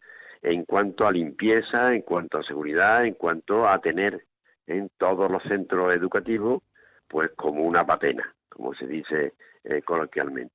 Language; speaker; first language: Spanish; native; Spanish